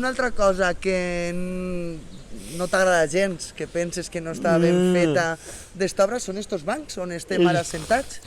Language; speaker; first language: Catalan; native; Catalan